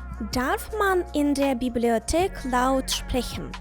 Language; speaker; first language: German; non-native, fluent; Ukrainian